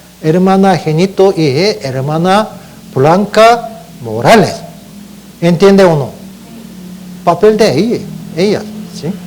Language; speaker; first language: Spanish; non-native, learner; Korean